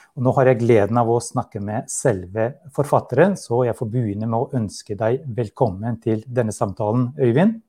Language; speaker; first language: Norwegian; non-native, fluent; Albanian